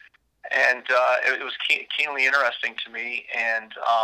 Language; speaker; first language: English; native; English